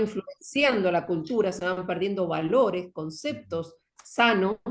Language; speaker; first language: Spanish; native; Spanish